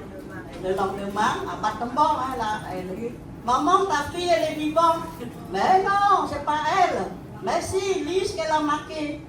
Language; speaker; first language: French; non-native, fluent; Khmer